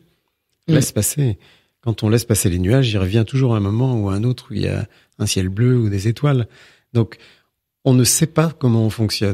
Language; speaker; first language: French; native; French